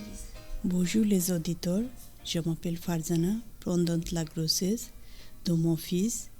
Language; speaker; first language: French; non-native, learner; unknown